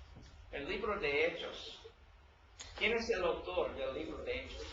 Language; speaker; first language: Spanish; non-native, learner; English